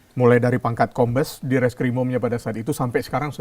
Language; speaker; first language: Indonesian; native; Indonesian